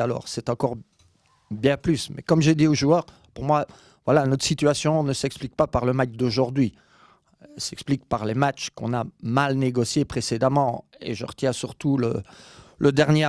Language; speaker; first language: French; native; French